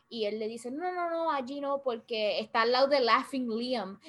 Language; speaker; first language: Spanish; early bilingual, heritage; Spanish